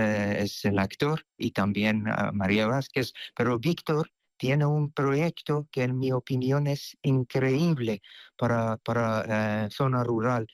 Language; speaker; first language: Spanish; non-native, fluent; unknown